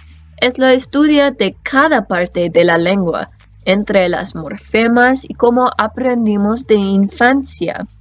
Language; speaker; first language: Spanish; non-native, learner; English